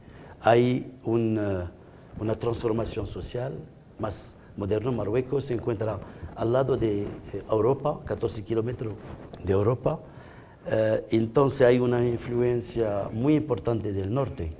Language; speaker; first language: Spanish; non-native, fluent; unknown